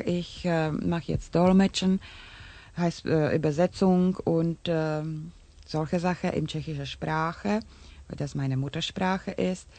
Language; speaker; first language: German; non-native, learner; Czech